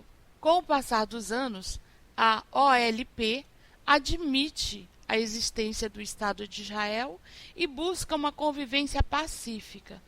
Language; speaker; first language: Portuguese; native; Portuguese